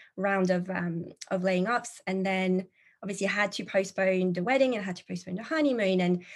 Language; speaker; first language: English; non-native, fluent; French